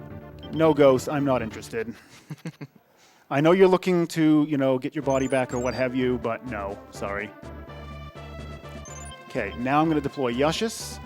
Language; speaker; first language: English; native; English